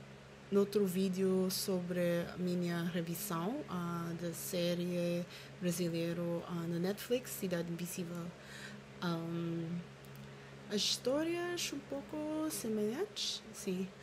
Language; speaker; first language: Portuguese; non-native, learner; Filipino